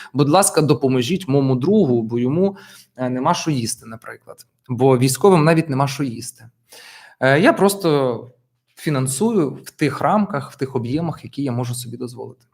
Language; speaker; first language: Ukrainian; non-native, local second language; Russian